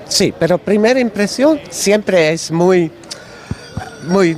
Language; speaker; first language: Spanish; non-native, learner; Dutch